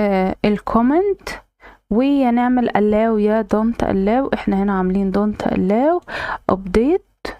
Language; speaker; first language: Arabic; native; Arabic